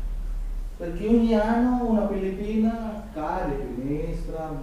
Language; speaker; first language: Italian; non-native, learner; Filipino